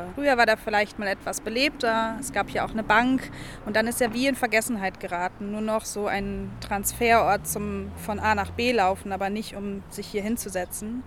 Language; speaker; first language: German; native; German